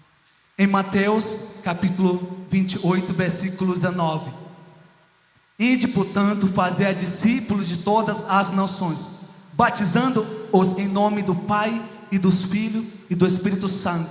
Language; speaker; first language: Portuguese; non-native, local second language; Ticuna